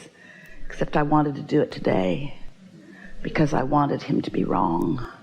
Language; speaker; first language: English; native; English